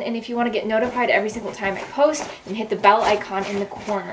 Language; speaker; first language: English; native; English